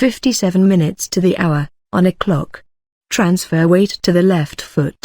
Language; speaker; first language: English; native; English